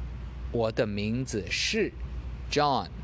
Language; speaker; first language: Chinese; non-native, learner; English